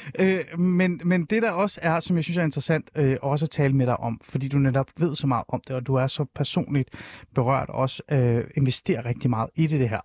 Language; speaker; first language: Danish; early bilingual, other home language; Persian